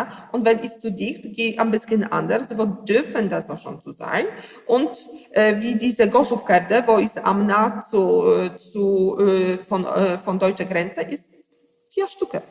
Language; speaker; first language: German; non-native, learner; Polish